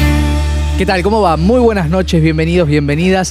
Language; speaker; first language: Spanish; native; Spanish